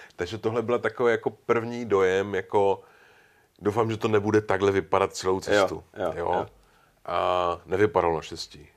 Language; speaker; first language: Czech; native; Czech